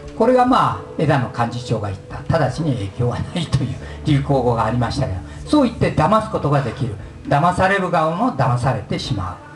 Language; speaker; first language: Japanese; native; Japanese